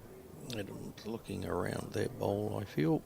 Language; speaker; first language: English; native; English